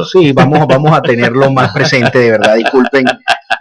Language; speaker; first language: Spanish; native; Spanish